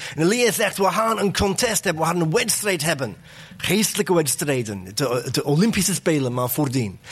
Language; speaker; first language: Dutch; non-native, fluent; English